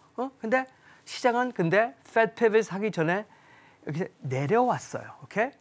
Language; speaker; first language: Korean; early bilingual, heritage; Korean